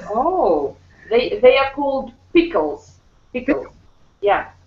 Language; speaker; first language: English; non-native, fluent; Russian